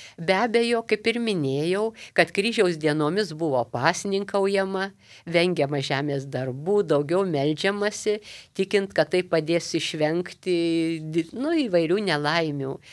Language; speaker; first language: Lithuanian; native; Lithuanian